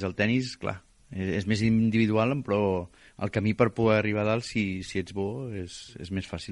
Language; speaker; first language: Catalan; native; Catalan